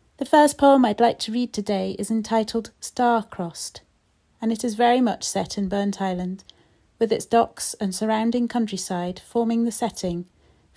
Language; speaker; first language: English; native; English